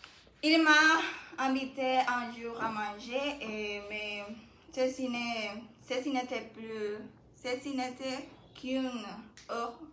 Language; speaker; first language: French; non-native, learner; Spanish